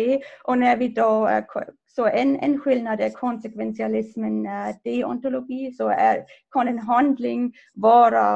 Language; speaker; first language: Swedish; non-native, fluent; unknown